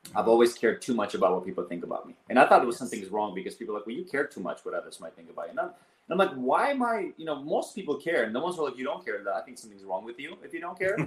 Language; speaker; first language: English; early bilingual, other home language; Armenian